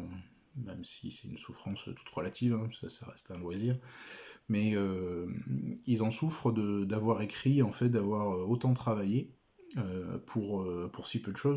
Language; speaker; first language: French; native; French